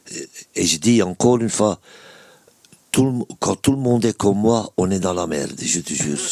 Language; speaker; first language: French; non-native, local second language; Dutch